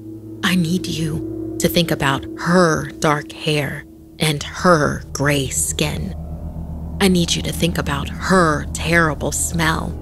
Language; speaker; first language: English; native; English